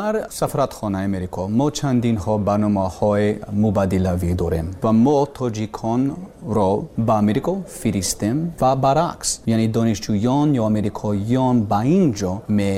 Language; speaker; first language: Persian; non-native, learner; English